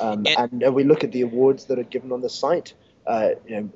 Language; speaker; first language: English; native; English